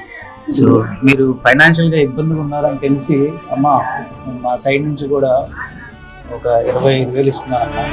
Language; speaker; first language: Telugu; native; Telugu